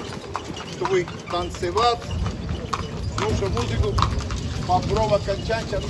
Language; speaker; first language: Russian; non-native, fluent; Spanish